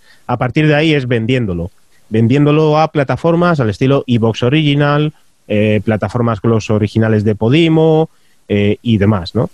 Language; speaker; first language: Spanish; native; Spanish